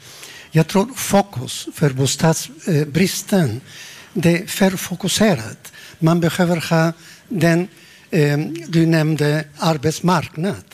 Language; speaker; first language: Swedish; non-native, learner; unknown